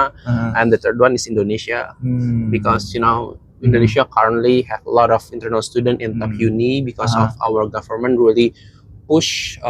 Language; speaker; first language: English; non-native, fluent; Indonesian